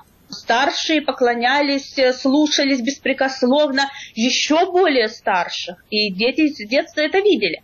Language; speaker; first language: Russian; native; Russian